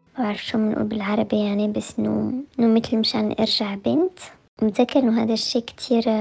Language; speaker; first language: Arabic; early bilingual, heritage; French